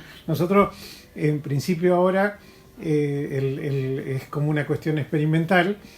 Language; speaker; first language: Spanish; native; Spanish